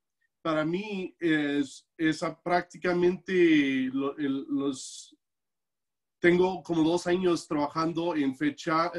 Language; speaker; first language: Spanish; non-native, local second language; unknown